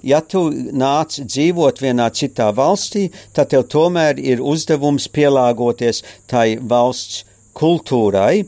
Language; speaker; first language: Latvian; early bilingual, heritage; Latvian